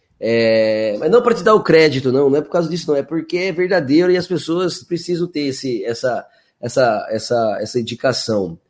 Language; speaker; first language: Portuguese; native; Portuguese